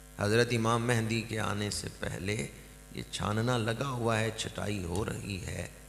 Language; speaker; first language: Urdu; non-native, local second language; Punjabi